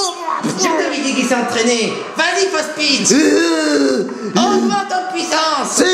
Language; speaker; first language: French; native; French